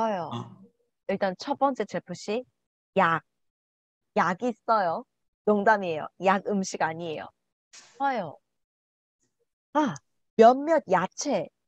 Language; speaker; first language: Korean; non-native, learner; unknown